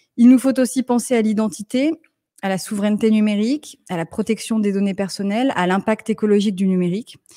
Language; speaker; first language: French; native; French